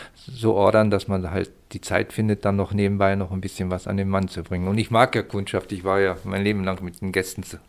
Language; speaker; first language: German; native; German